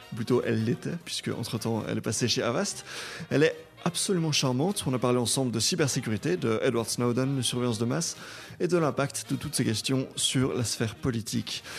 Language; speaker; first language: French; native; French